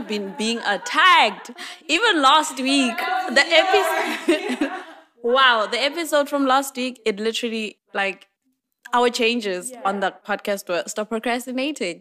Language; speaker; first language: English; non-native, local second language; Swati